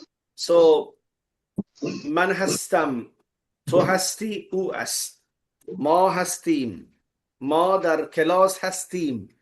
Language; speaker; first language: Persian; non-native, fluent; Hindi